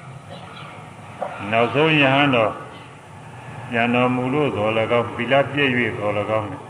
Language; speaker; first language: Burmese; native; Burmese